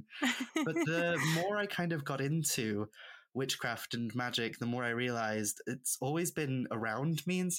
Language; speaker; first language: English; non-native, local second language; Welsh